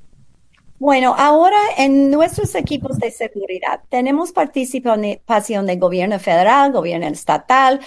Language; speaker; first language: Spanish; non-native, fluent; English